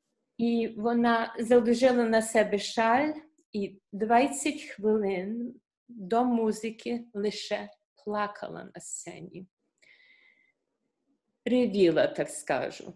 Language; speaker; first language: Ukrainian; early bilingual, heritage; Ukrainian